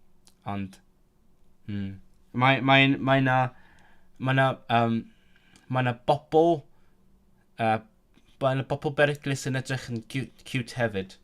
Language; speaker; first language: Welsh; non-native, learner; English